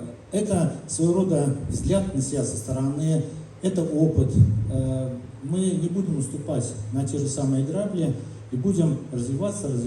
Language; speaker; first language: Russian; native; Russian